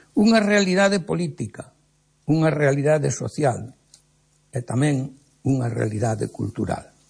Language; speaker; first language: Galician; native; Galician